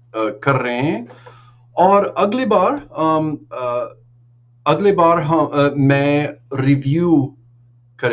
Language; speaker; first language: Hindi; non-native, learner; English